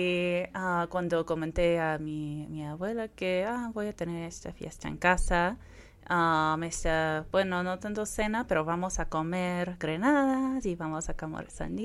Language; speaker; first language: Spanish; non-native, fluent; English